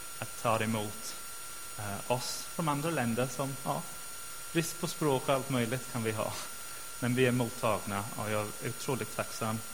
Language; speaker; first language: Swedish; non-native, fluent; English